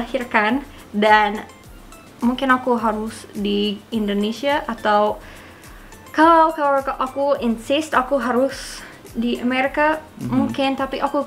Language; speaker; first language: Indonesian; non-native, learner; English